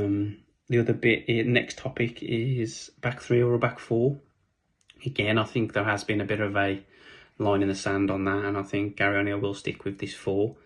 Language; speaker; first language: English; native; English